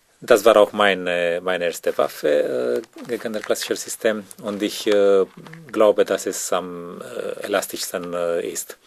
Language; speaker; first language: German; non-native, learner; Romanian